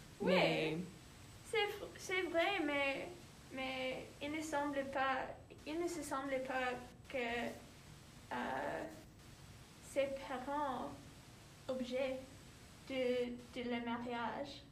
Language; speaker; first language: French; non-native, learner; English